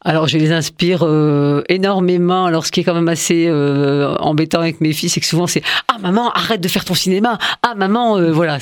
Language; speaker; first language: French; early bilingual, other home language; Arabic